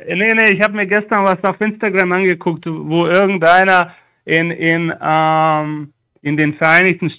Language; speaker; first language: German; non-native, fluent; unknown